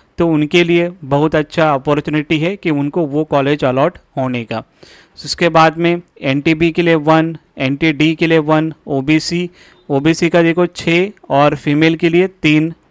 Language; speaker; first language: Hindi; non-native, local second language; Marathi